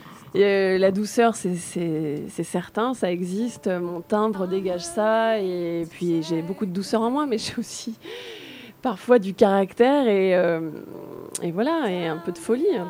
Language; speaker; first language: French; native; French